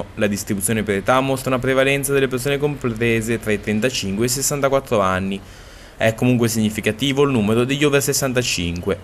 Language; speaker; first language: Italian; native; Italian